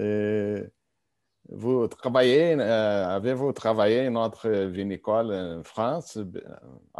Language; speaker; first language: French; non-native, learner; Portuguese